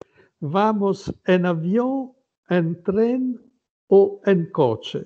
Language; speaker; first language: Spanish; non-native, learner; Italian